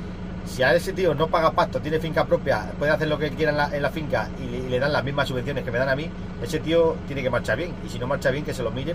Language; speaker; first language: Spanish; native; Spanish